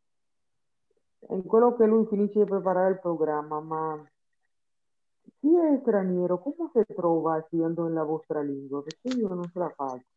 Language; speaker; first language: Italian; non-native, fluent; Spanish